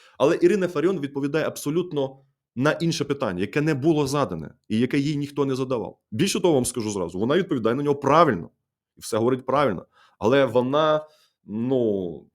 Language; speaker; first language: Ukrainian; native; Ukrainian